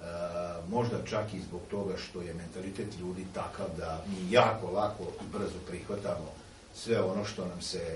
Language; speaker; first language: Serbian; native; Serbian